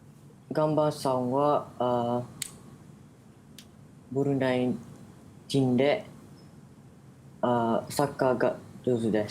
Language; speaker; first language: Japanese; non-native, learner; Malay